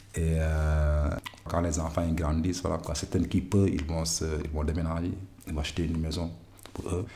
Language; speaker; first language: French; non-native, local second language; Wolof